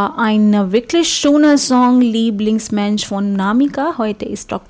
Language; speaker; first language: German; non-native, fluent; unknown